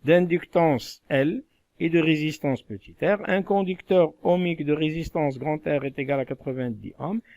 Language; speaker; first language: French; non-native, local second language; Arabic